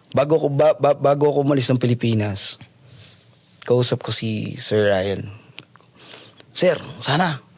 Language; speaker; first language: Filipino; native; Filipino